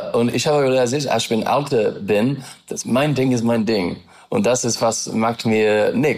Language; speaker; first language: German; non-native, learner; English